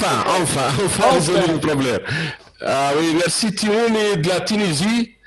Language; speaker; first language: French; non-native, local second language; Arabic